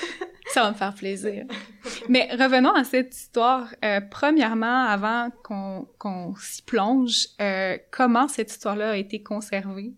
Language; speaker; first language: French; native; French